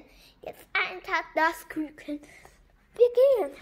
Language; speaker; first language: German; early bilingual, other home language; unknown